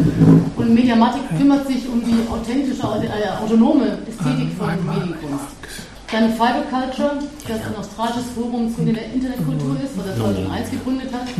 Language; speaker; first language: German; native; German